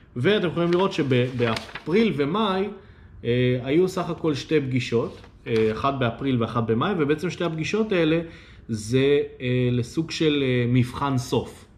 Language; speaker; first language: Hebrew; native; Hebrew